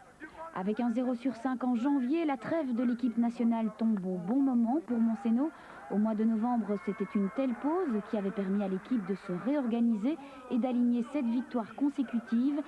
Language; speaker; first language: French; native; French